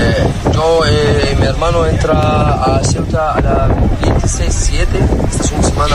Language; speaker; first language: Spanish; non-native, learner; Arabic